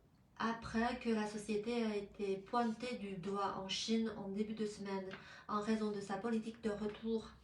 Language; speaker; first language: French; non-native, fluent; Chinese